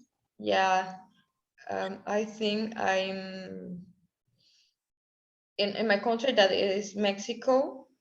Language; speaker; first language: English; non-native, learner; Spanish